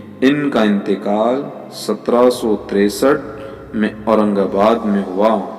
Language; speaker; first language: Urdu; native; Urdu